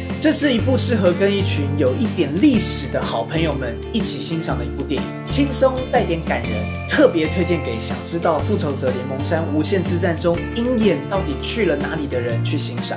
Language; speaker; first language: Chinese; native; Chinese